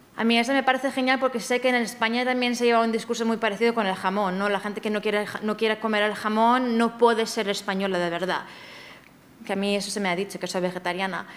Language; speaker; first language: Spanish; non-native, fluent; German